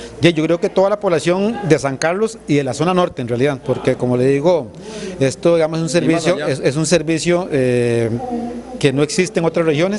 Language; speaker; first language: Spanish; native; Spanish